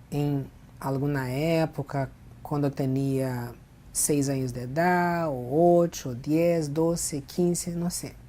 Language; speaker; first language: Spanish; non-native, fluent; Portuguese